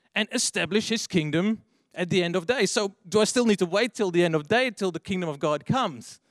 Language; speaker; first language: English; non-native, fluent; Dutch